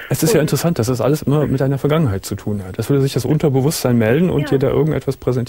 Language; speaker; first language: German; native; German